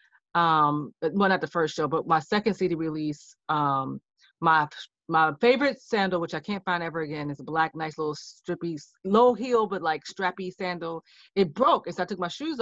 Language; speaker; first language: English; native; English